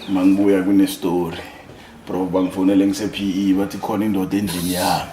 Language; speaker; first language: Zulu; native; Zulu